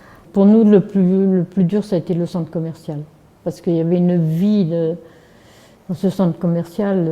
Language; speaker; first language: French; native; French